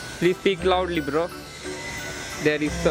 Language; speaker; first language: English; non-native, learner; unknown